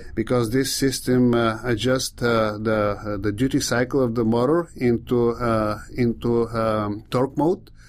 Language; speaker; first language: English; non-native, fluent; Bulgarian